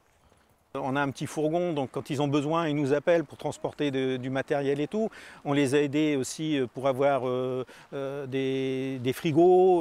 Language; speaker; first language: French; native; French